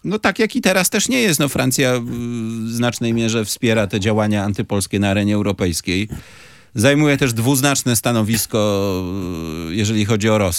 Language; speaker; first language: Polish; native; Polish